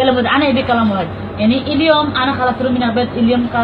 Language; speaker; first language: Arabic; non-native, learner; Nepali